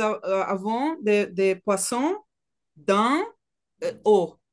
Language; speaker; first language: French; non-native, learner; Portuguese